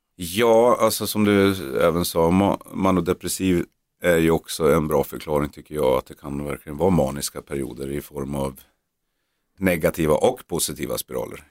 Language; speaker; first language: Swedish; native; Swedish